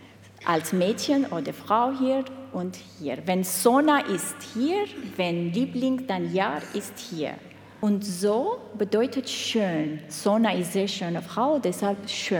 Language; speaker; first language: German; non-native, learner; Armenian